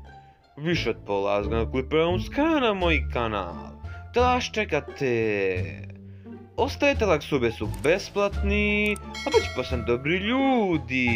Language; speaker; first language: Serbian; native; Serbian